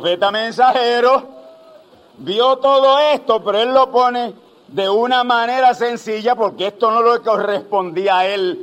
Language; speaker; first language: Spanish; native; Spanish